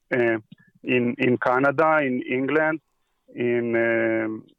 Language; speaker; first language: English; early bilingual, heritage; Hebrew